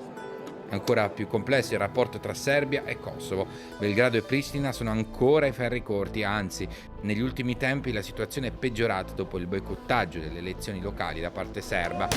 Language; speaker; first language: Italian; native; Italian